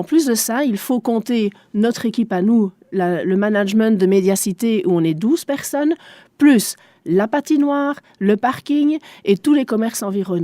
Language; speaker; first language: French; non-native, local second language; German